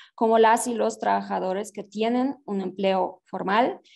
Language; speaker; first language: Spanish; non-native, fluent; German